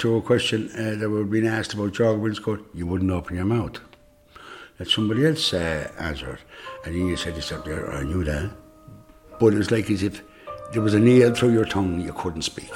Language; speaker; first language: English; native; English